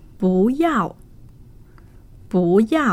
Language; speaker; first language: Chinese; non-native, fluent; Thai